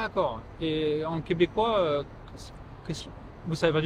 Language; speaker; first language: French; native; French